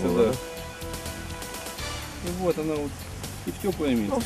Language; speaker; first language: Russian; non-native, local second language; Ukrainian